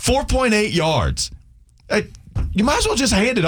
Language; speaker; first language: English; native; English